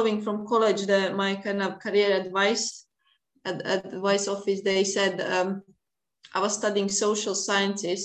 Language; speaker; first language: English; non-native, fluent; Latvian